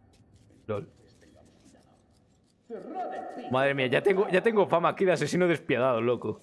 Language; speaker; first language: Spanish; native; Spanish